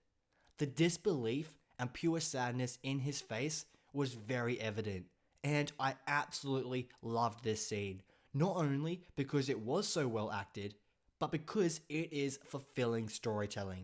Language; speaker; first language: English; native; English